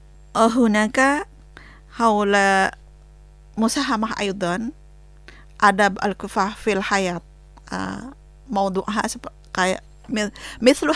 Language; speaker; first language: Arabic; non-native, fluent; Indonesian